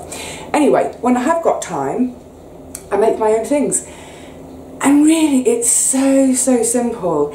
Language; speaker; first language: English; native; English